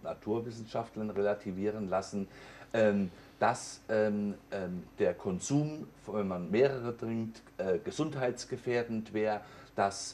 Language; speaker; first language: German; native; German